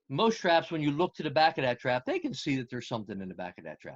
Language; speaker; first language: English; native; English